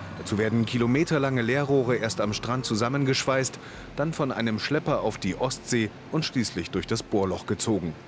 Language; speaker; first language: German; native; German